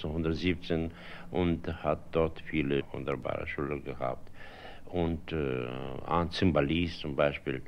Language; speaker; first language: German; non-native, fluent; Russian